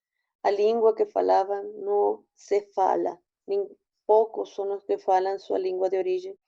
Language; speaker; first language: Portuguese; non-native, fluent; Spanish